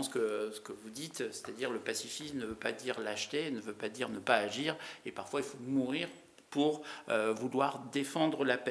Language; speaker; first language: French; native; French